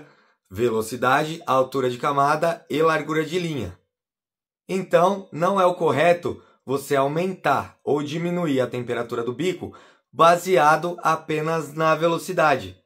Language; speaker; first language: Portuguese; native; Portuguese